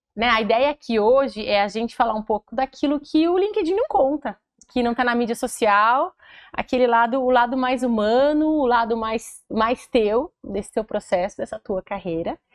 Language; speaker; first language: Portuguese; native; Portuguese